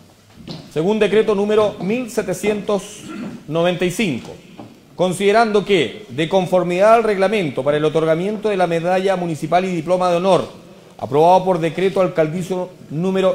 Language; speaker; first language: Spanish; native; Spanish